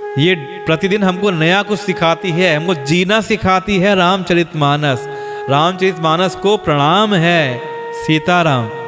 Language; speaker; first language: Hindi; native; Hindi